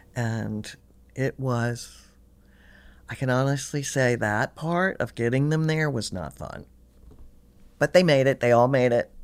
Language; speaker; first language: English; native; English